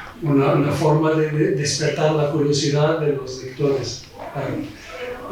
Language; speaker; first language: Spanish; non-native, fluent; Portuguese